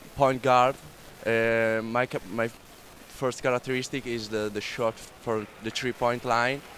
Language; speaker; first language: English; non-native, learner; Italian